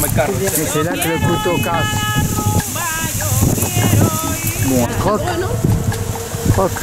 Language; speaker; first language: French; native; French